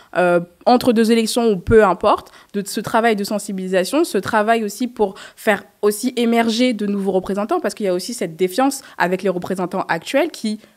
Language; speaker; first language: French; native; French